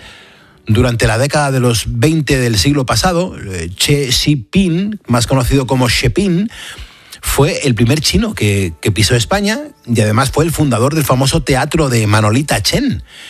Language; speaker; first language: Spanish; native; Spanish